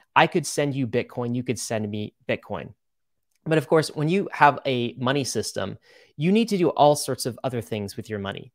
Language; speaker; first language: English; native; English